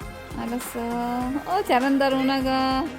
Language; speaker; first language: Korean; non-native, learner; Filipino